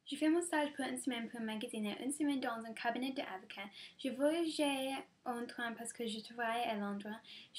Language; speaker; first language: French; non-native, learner; English